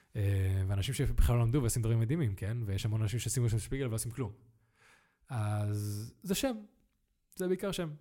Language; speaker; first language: Hebrew; early bilingual, other home language; Spanish